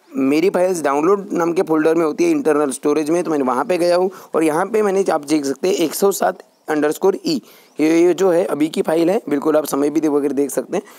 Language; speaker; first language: Hindi; non-native, local second language; Marathi